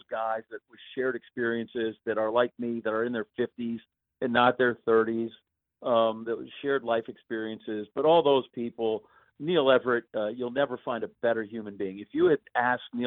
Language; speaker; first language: English; native; English